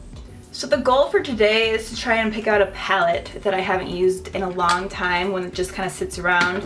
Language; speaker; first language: English; native; English